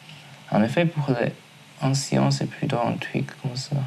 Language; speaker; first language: French; non-native, learner; Chinese